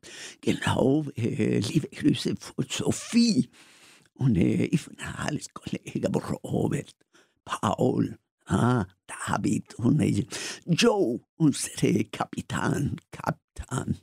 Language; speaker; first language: German; non-native, learner; Spanish